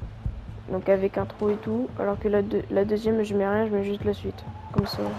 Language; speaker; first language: French; native; French